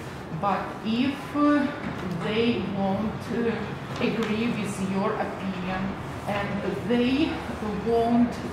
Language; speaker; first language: English; non-native, learner; Russian